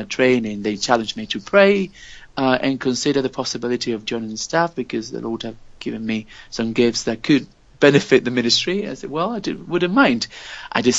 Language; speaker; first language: English; non-native, fluent; Spanish